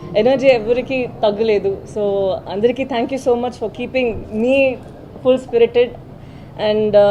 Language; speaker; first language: Telugu; non-native, learner; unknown